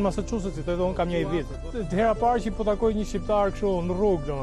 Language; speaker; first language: Albanian; native; Albanian